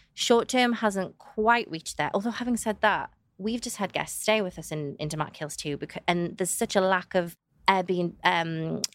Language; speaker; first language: English; native; English